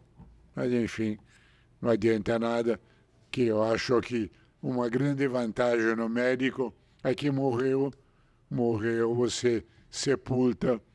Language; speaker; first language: Portuguese; non-native, fluent; Italian